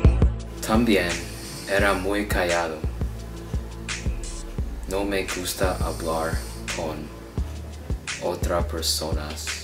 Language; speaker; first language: Spanish; non-native, learner; English